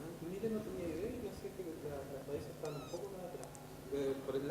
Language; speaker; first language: Spanish; native; Spanish